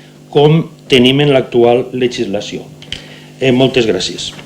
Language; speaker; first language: Catalan; native; Catalan